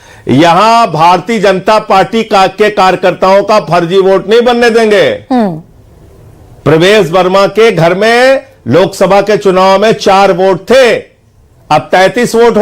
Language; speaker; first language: Hindi; native; Hindi